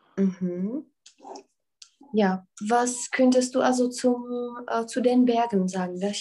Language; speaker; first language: German; non-native, fluent; Czech